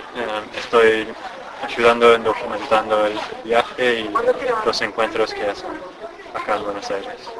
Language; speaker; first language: Spanish; non-native, fluent; English